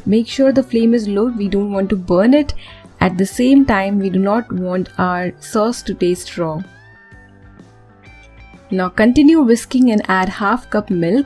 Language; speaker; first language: English; non-native, local second language; Hindi